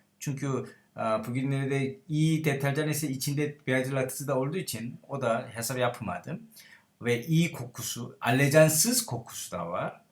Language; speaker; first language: Turkish; non-native, learner; Korean